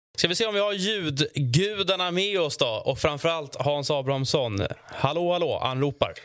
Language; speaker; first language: Swedish; native; Swedish